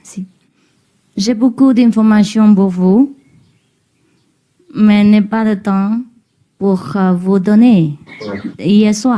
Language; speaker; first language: French; non-native, learner; Vietnamese